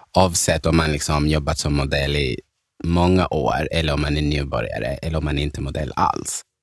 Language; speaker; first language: Swedish; early bilingual, other home language; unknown